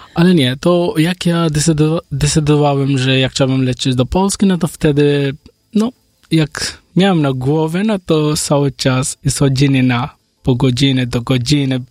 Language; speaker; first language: Polish; non-native, learner; Hindi